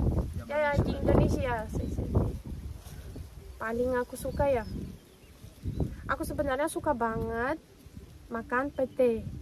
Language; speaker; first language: Indonesian; non-native, fluent; Russian